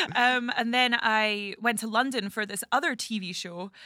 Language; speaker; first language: English; native; English